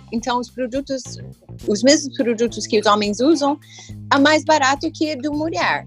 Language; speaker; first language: Portuguese; early bilingual, heritage; English